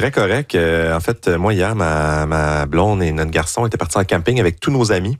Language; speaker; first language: French; native; French